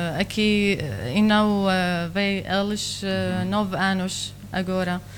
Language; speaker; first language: Portuguese; non-native, learner; Arabic